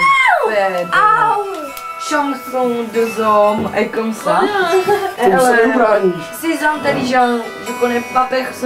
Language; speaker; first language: French; non-native, learner; Czech